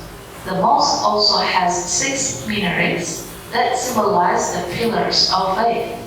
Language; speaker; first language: English; non-native, local second language; Indonesian